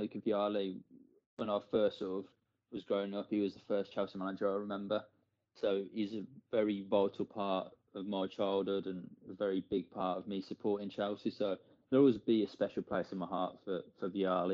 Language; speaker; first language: English; native; English